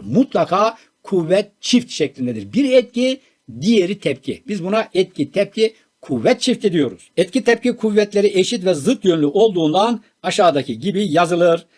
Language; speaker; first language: Turkish; native; Turkish